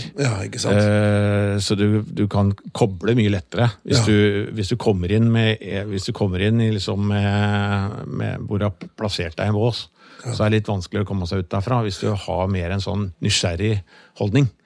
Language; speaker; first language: Norwegian; native; Norwegian